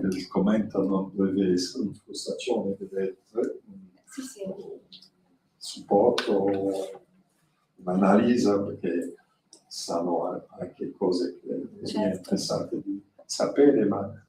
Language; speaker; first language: Italian; non-native, learner; French